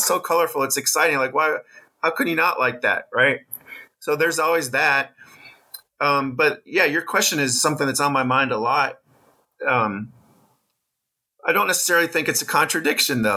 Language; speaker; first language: English; native; English